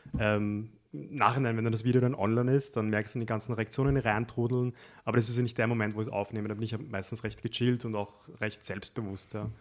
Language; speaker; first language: German; native; German